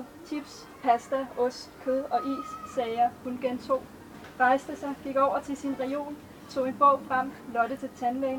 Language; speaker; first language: Danish; native; Danish